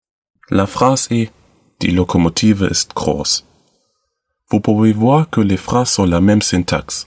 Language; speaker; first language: French; non-native, learner; German